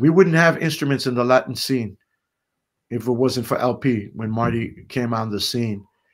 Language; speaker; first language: English; early bilingual, other home language; Spanish